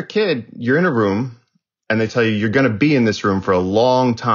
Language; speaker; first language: English; native; English